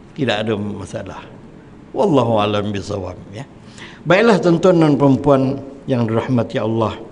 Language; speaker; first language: Malay; native; Malay